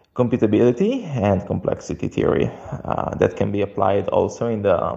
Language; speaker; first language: English; non-native, fluent; Italian